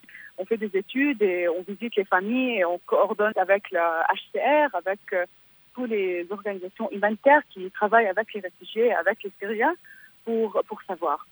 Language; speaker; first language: French; non-native, fluent; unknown